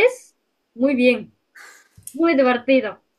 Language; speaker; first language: Spanish; non-native, learner; Japanese